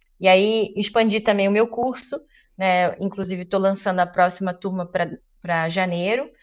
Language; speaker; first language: Portuguese; native; Portuguese